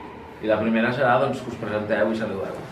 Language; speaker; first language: Catalan; native; Catalan